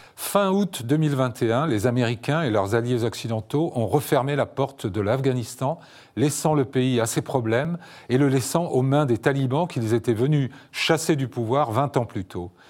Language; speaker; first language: French; native; French